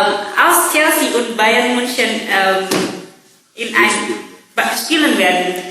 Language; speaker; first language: German; non-native, learner; Indonesian